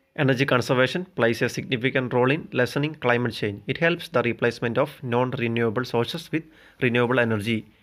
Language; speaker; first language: English; non-native, local second language; Malayalam